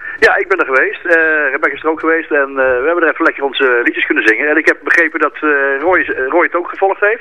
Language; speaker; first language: Dutch; native; Dutch